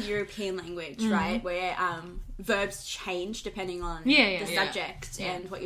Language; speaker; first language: English; non-native, local second language; Spanish